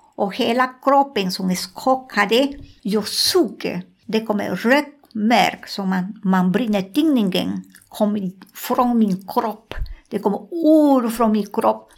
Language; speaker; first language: Swedish; non-native, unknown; Spanish